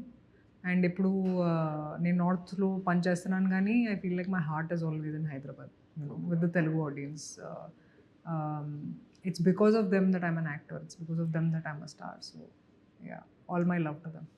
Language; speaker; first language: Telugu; non-native, fluent; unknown